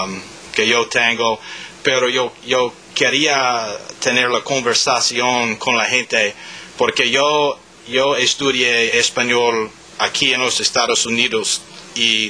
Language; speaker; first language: Spanish; non-native, learner; English